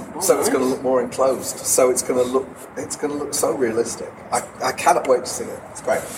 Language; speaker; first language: English; native; English